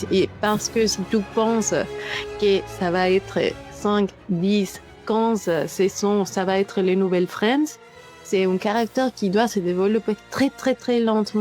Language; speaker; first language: French; non-native, fluent; Spanish